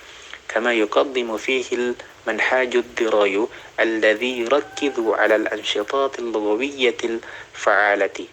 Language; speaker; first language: Arabic; non-native, learner; Indonesian